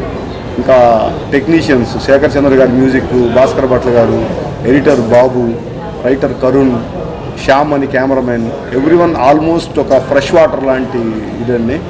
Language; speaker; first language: Telugu; native; Telugu